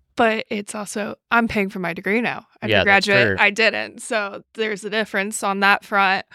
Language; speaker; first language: English; native; English